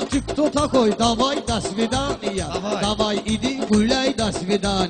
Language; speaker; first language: Russian; non-native, learner; Azerbaijani